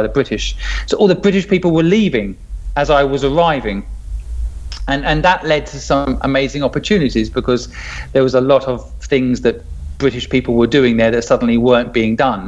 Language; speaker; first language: English; native; English